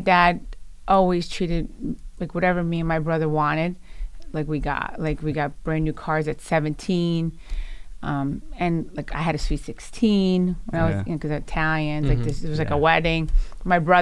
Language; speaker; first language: English; early bilingual, other home language; Italian